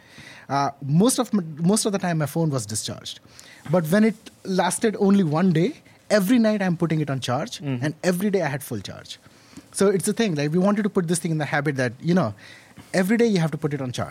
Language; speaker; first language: English; non-native, local second language; Hindi